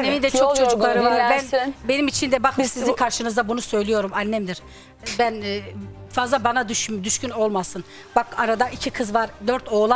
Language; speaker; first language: Turkish; native; Turkish